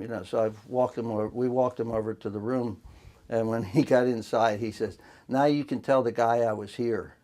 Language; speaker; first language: English; native; English